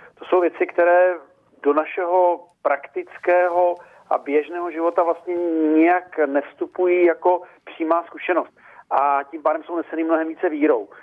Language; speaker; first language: Czech; native; Czech